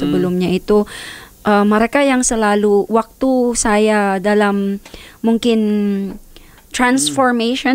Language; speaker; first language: Indonesian; non-native, learner; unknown